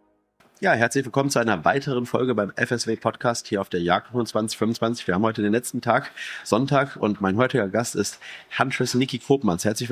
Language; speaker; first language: German; native; German